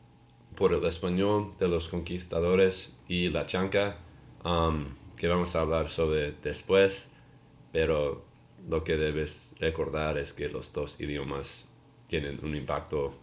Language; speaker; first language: Spanish; non-native, learner; English